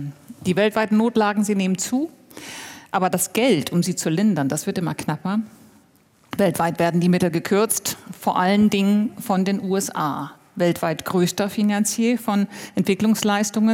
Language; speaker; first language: German; native; German